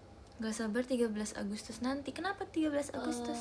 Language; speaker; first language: Indonesian; native; Indonesian